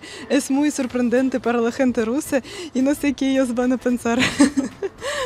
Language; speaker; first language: Spanish; non-native, fluent; Russian